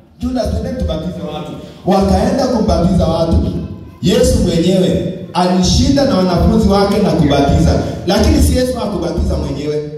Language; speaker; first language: Swahili; non-native, local second language; Kalenjin